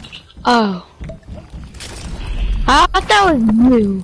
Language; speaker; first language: English; native; English